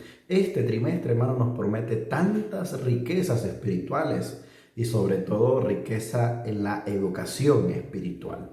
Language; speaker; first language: Spanish; native; Spanish